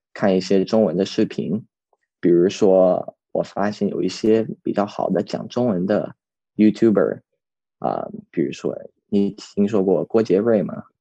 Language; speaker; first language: Chinese; early bilingual, heritage; Chinese